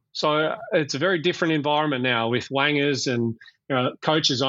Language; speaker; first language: English; native; English